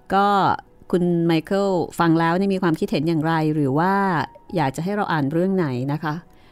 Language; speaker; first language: Thai; native; Thai